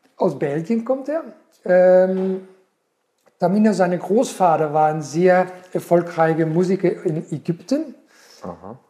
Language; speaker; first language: German; non-native, fluent; Dutch